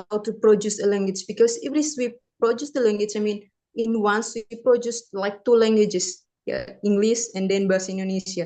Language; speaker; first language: English; non-native, fluent; Indonesian